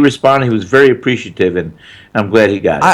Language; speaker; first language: English; native; English